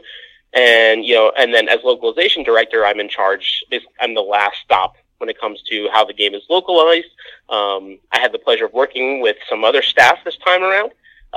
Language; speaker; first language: English; native; English